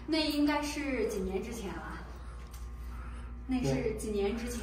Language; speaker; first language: Chinese; native; Chinese